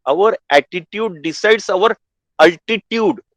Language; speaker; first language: Hindi; non-native, local second language; Marathi